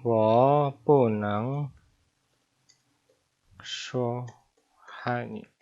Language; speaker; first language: Chinese; non-native, fluent; Indonesian